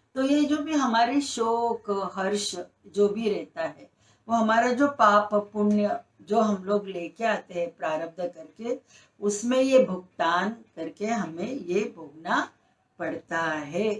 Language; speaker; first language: Hindi; non-native, local second language; Marathi